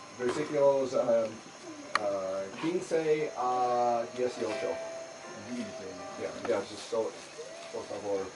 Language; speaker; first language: Spanish; non-native, learner; English